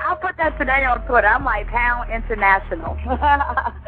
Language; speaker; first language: English; native; English